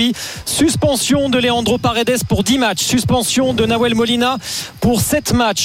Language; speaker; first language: French; native; French